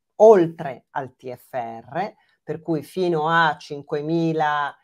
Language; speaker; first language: Italian; native; Italian